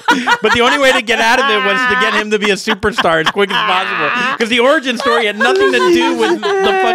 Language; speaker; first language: English; native; English